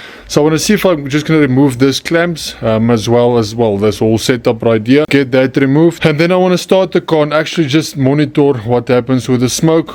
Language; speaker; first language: English; non-native, local second language; Afrikaans